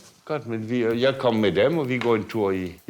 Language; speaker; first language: Danish; non-native, fluent; French